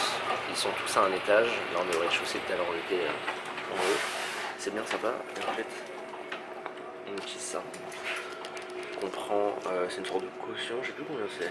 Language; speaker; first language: French; native; French